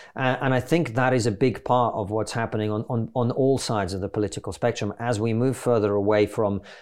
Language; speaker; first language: English; non-native, fluent; Russian